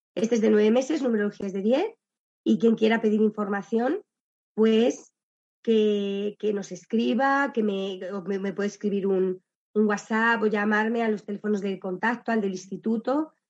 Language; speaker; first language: Spanish; native; Spanish